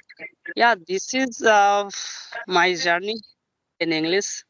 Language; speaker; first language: English; non-native, local second language; Bangla